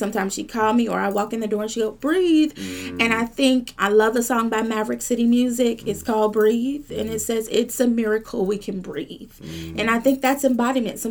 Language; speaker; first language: English; native; English